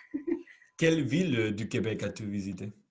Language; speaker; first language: French; non-native, fluent; Spanish